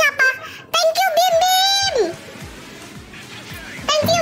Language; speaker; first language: English; non-native, learner; Indonesian